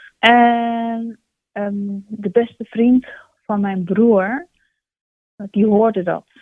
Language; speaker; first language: Dutch; early bilingual, other home language; Turkish